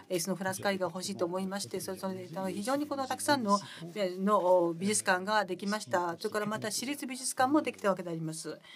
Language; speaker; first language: Japanese; non-native, fluent; French